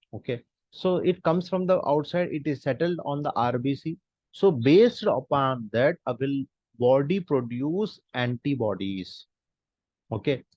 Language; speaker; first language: English; non-native, local second language; Hindi